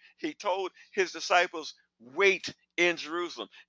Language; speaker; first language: English; native; English